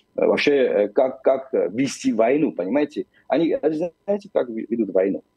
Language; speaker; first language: Russian; non-native, local second language; Armenian